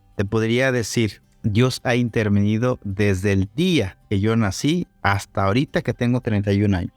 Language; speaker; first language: Spanish; non-native, local second language; Zapotec